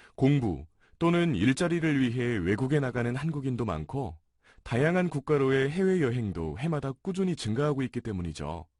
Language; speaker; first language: Korean; native; Korean